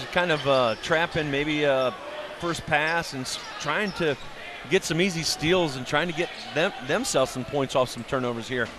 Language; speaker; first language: English; native; English